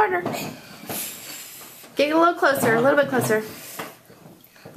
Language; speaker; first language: English; native; English